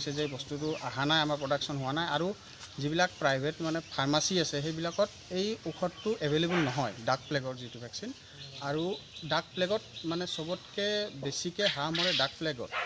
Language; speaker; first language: Assamese; native; Assamese